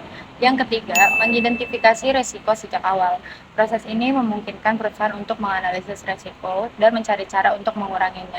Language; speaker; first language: Indonesian; native; Indonesian